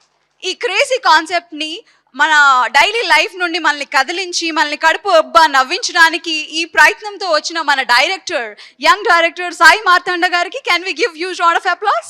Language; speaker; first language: Telugu; native; Telugu